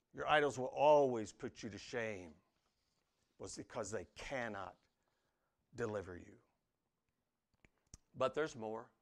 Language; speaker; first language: English; native; English